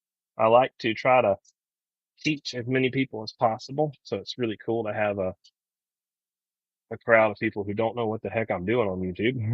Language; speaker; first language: English; native; English